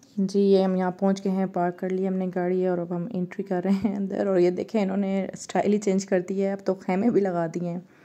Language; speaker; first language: Urdu; native; Urdu